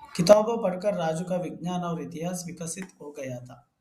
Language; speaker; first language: Hindi; non-native, local second language; Telugu